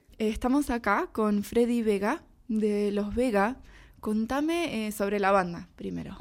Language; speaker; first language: Spanish; native; Spanish